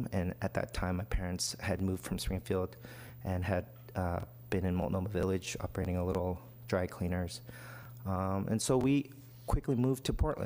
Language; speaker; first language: English; native; English